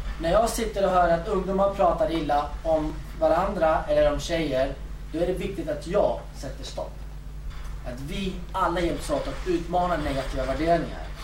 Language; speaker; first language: Swedish; early bilingual, other home language; Kurdish